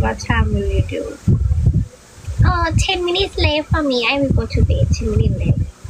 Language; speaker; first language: English; non-native, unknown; Thai